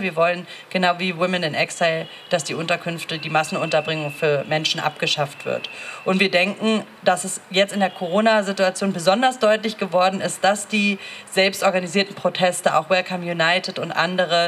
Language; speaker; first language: German; native; German